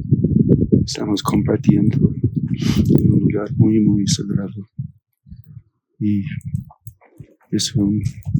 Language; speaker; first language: Spanish; non-native, learner; Portuguese